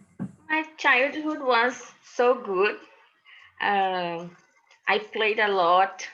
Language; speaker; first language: English; non-native, learner; Portuguese